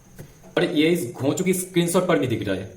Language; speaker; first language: Hindi; native; Hindi